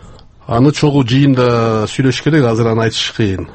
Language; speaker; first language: Kyrgyz; native; Kyrgyz